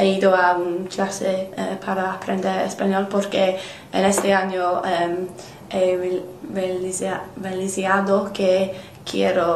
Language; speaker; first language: Spanish; non-native, learner; English